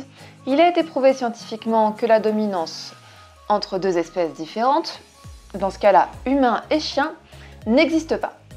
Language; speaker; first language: French; native; French